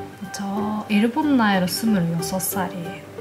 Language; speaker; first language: Korean; non-native, learner; Japanese